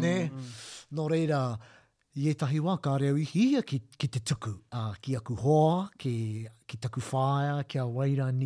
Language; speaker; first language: Māori; non-native, local second language; English